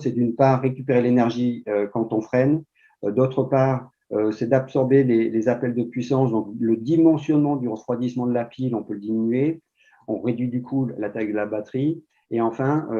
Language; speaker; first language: French; native; French